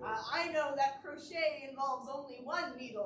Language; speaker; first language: English; native; English